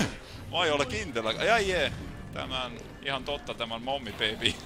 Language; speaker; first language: Finnish; non-native, learner; Estonian